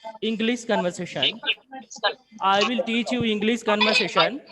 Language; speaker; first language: English; non-native, local second language; Hindi